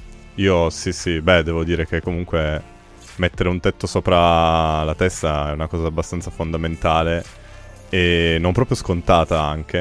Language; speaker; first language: Italian; native; Italian